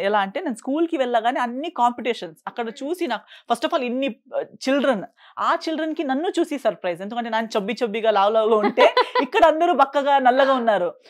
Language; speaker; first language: Telugu; non-native, fluent; Konkani